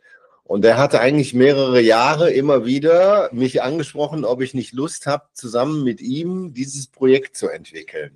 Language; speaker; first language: German; native; German